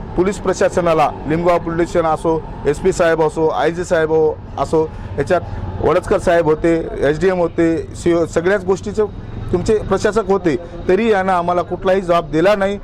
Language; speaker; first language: Marathi; native; Marathi